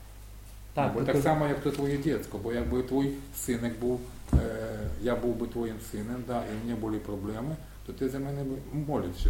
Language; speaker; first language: Polish; non-native, learner; Ukrainian